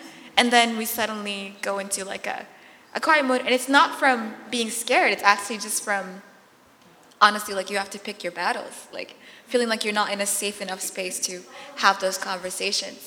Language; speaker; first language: English; early bilingual, other home language; Arabic